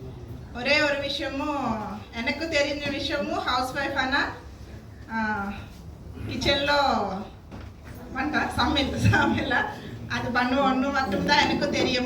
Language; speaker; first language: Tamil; non-native, learner; Telugu